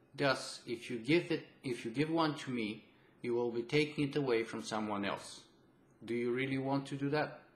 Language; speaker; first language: English; non-native, fluent; Bulgarian